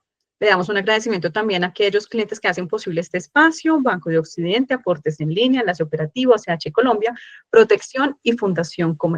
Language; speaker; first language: Spanish; native; Spanish